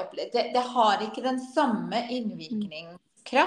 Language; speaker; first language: Norwegian; non-native, fluent; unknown